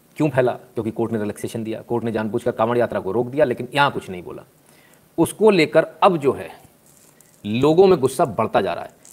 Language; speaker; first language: Hindi; native; Hindi